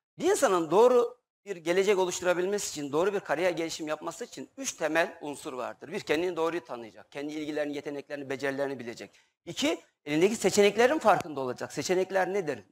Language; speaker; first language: Turkish; native; Turkish